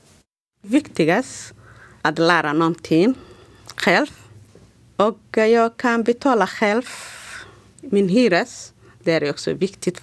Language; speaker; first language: Swedish; non-native, learner; Somali